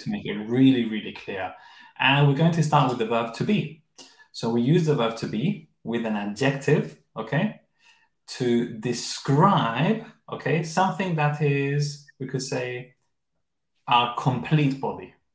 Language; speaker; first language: English; non-native, fluent; Spanish